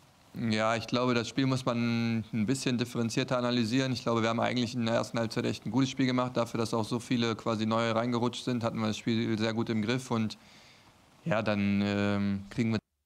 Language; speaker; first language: German; native; German